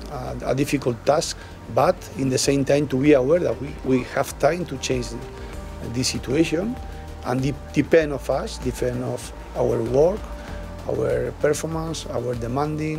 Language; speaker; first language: English; non-native, learner; Spanish